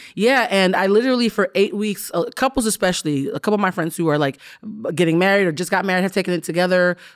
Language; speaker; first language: English; early bilingual, other home language; Spanish